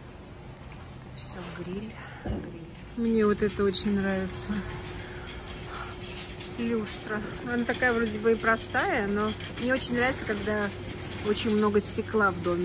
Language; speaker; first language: Russian; native; Russian